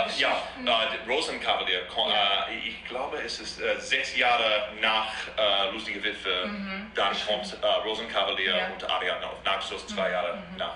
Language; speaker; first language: German; non-native, learner; English